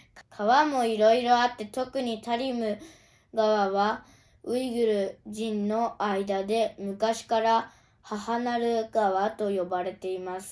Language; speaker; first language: Japanese; early bilingual, other home language; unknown